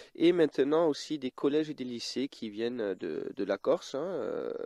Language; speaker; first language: French; early bilingual, other home language; Dutch